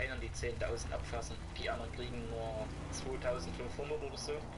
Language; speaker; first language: German; native; German